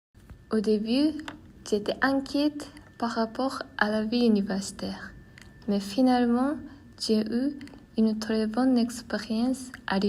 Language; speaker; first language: French; non-native, learner; Japanese